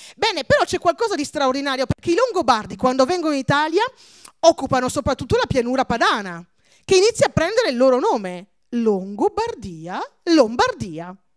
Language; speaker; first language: Italian; early bilingual, other home language; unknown